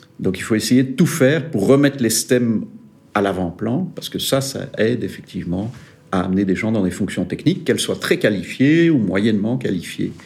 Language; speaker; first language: French; native; French